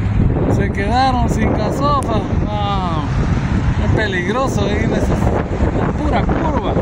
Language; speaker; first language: Spanish; native; Spanish